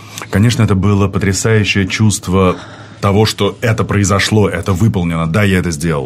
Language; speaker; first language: Russian; native; Russian